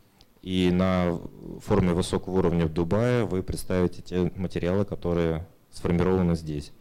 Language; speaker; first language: Russian; native; Russian